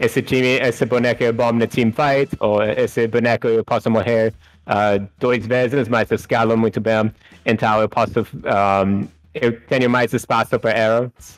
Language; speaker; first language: Portuguese; non-native, fluent; English